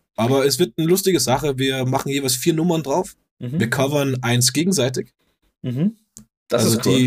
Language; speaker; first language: German; non-native, fluent; Danish